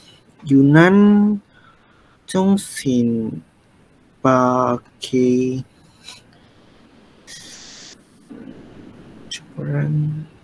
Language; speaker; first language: Chinese; non-native, learner; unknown